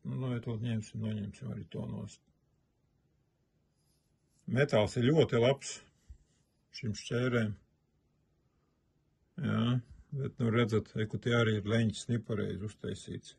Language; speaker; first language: Latvian; native; Latvian